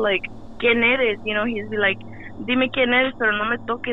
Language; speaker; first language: Spanish; early bilingual, other home language; English